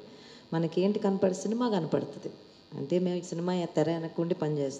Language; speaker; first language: Telugu; native; Telugu